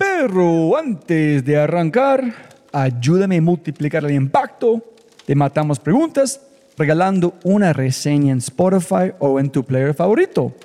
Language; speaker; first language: Spanish; non-native, learner; English